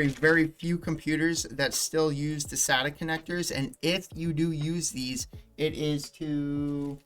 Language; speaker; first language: English; native; English